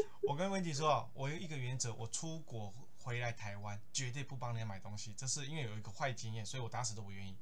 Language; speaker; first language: Chinese; native; Chinese